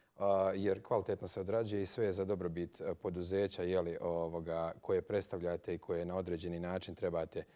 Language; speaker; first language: Croatian; native; Croatian